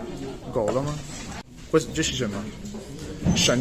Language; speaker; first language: Chinese; non-native, fluent; Italian